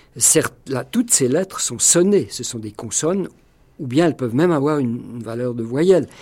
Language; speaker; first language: French; native; French